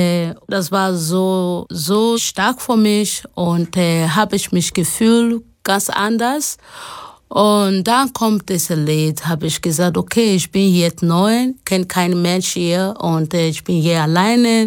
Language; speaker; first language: German; non-native, learner; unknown